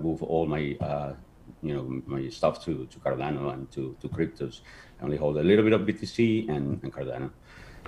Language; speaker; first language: English; non-native, fluent; Spanish